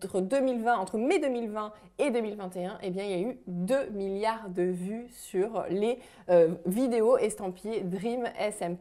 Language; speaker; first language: French; native; French